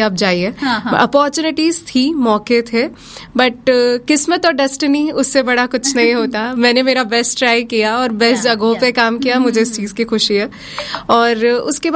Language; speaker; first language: Hindi; native; Hindi